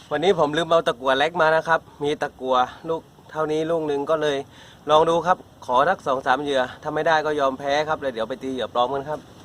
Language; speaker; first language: Thai; native; Thai